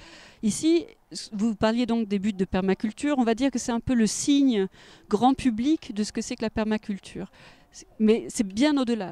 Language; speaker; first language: French; native; French